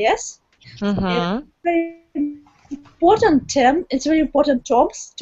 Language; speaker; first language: English; non-native, learner; Russian